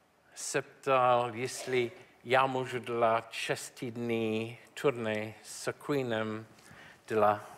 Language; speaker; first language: Czech; non-native, learner; English